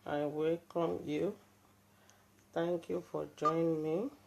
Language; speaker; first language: English; non-native, local second language; Yoruba